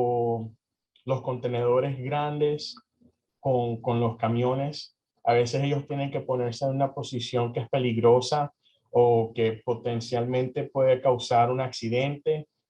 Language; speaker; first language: Spanish; early bilingual, heritage; Spanish